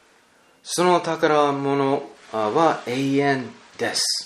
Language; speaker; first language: Japanese; non-native, learner; English